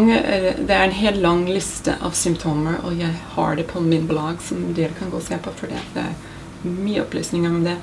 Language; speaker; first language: Norwegian; non-native, fluent; English